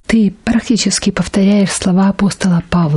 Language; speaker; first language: Russian; native; Russian